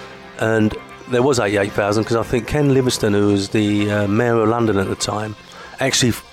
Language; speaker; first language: English; native; English